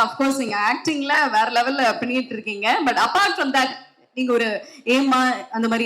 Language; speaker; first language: Tamil; native; Tamil